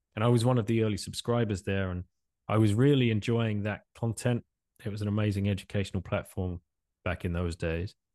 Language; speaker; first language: English; native; English